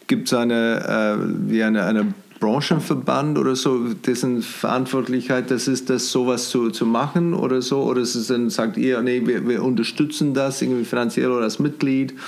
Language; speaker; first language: German; non-native, fluent; English